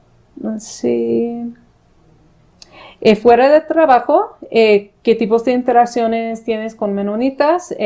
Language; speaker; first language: Spanish; non-native, fluent; English